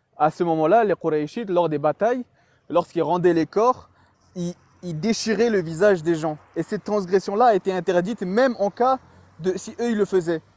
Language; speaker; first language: French; early bilingual, other home language; Chechen